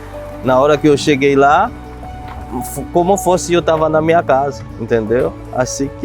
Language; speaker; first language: Portuguese; non-native, fluent; Haitian Creole